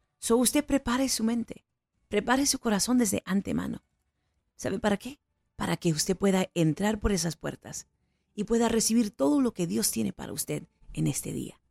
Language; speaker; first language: Spanish; early bilingual, heritage; Spanish